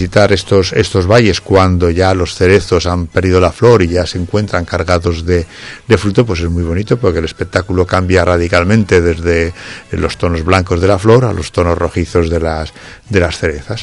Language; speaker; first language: Spanish; native; Spanish